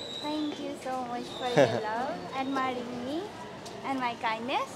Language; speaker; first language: English; non-native, local second language; Nepali